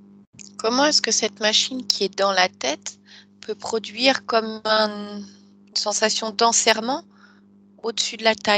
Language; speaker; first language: French; native; French